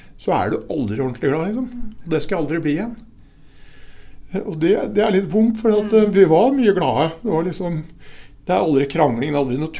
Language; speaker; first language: Norwegian; native; Norwegian